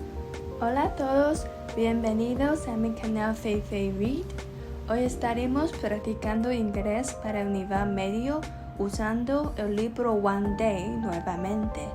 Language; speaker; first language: Spanish; non-native, learner; Chinese